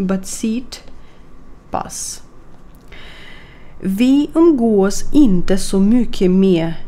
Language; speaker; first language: Swedish; non-native, fluent; Ukrainian